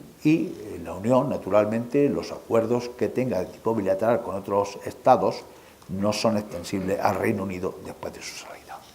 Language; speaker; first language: Spanish; native; Spanish